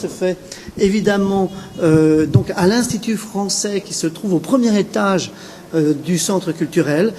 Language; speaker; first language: French; native; French